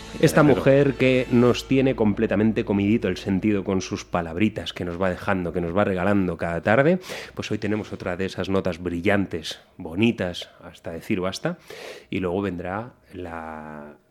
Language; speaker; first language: Spanish; native; Spanish